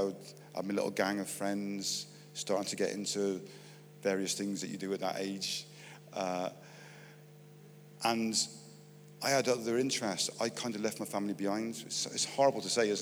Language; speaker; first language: English; native; English